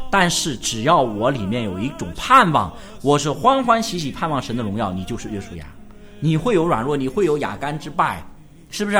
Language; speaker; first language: Chinese; native; Chinese